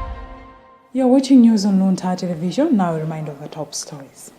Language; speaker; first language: English; non-native, local second language; Nyanja